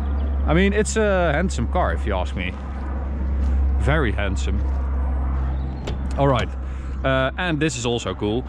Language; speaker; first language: English; non-native, fluent; Dutch